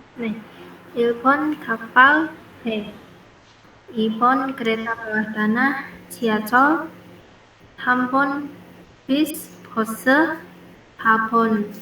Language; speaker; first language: Korean; non-native, learner; Indonesian